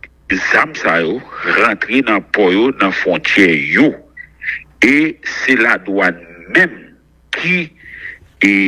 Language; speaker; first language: French; non-native, local second language; Haitian Creole